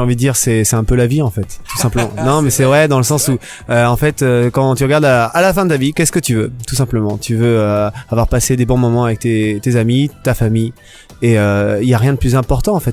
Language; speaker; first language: French; native; French